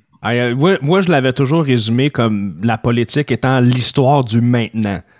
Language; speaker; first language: French; native; French